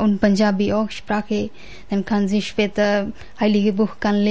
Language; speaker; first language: German; non-native, learner; Punjabi